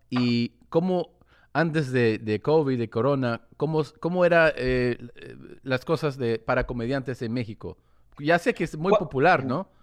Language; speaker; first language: Spanish; early bilingual, heritage; Spanish